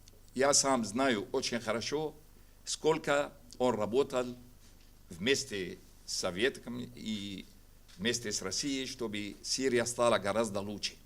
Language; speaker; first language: Russian; non-native, fluent; Arabic